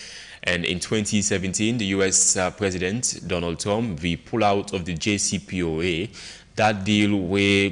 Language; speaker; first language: English; non-native, local second language; Krio